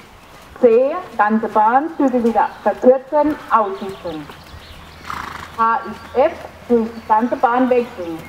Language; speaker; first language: German; native; German